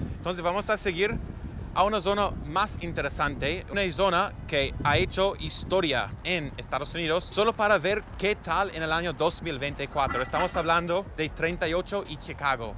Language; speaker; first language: Spanish; non-native, fluent; English